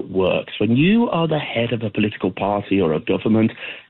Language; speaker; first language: English; native; English